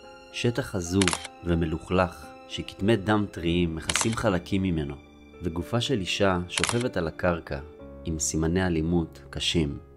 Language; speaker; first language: Hebrew; native; Hebrew